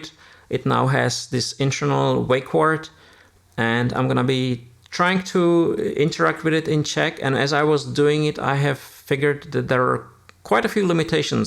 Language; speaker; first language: English; non-native, fluent; Czech